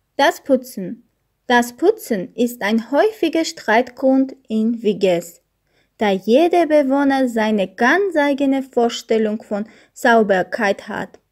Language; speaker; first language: German; non-native, learner; Armenian